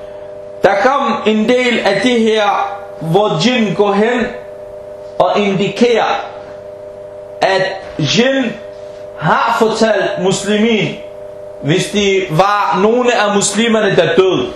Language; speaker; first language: Danish; early bilingual, heritage; Danish